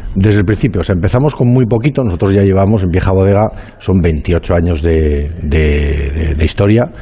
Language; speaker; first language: Spanish; native; Spanish